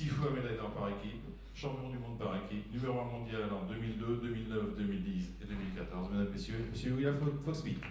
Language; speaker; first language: French; native; French